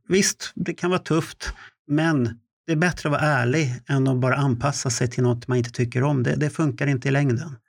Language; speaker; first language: Swedish; native; Swedish